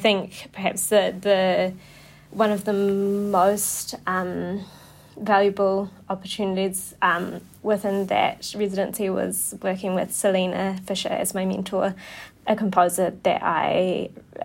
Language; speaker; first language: English; native; English